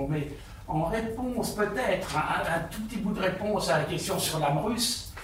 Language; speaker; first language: French; early bilingual, heritage; Russian